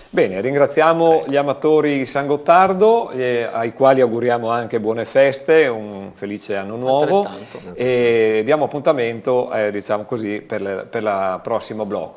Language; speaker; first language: Italian; native; Italian